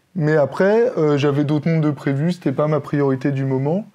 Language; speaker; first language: French; native; French